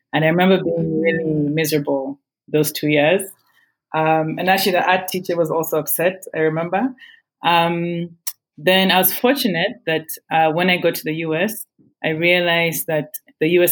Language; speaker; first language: English; non-native, local second language; Ganda